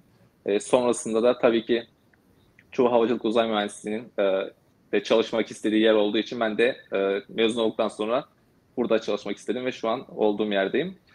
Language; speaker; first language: Turkish; native; Turkish